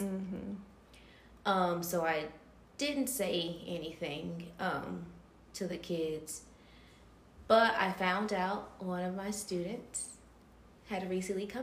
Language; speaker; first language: English; native; English